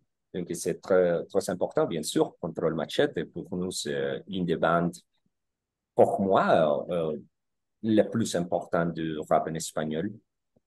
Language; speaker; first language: French; non-native, learner; Spanish